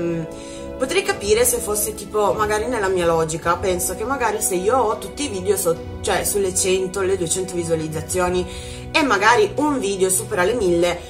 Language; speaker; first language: Italian; native; Italian